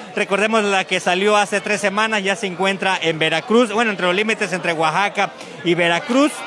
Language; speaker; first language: Spanish; native; Spanish